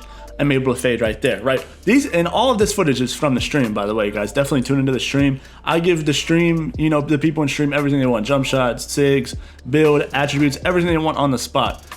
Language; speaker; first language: English; native; English